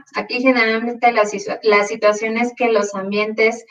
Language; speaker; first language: Spanish; native; Spanish